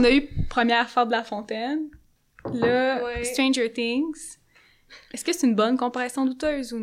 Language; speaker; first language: French; native; French